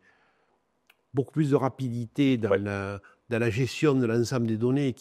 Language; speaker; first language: French; native; French